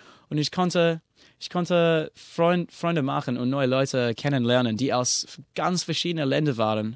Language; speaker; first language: German; non-native, fluent; English